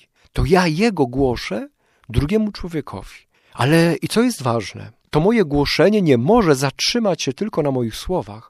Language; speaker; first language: Polish; native; Polish